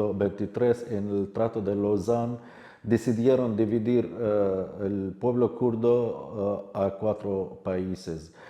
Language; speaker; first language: Spanish; non-native, fluent; Kurdish